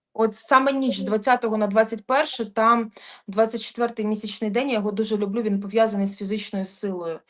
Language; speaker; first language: Ukrainian; non-native, local second language; Russian